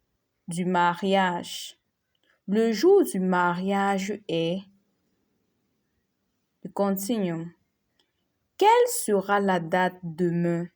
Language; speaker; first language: French; non-native, fluent; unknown